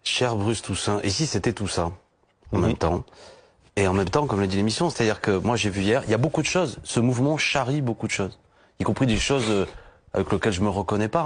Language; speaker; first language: French; native; French